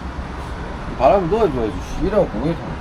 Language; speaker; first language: Korean; native; Korean